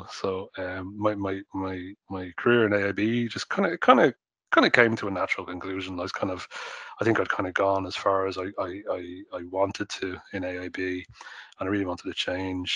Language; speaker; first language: English; native; English